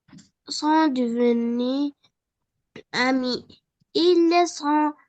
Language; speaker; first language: French; non-native, learner; Arabic